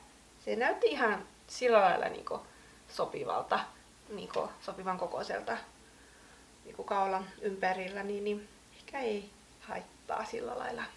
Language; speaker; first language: Finnish; native; Finnish